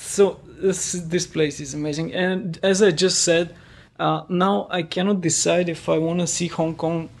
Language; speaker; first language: English; non-native, fluent; Bulgarian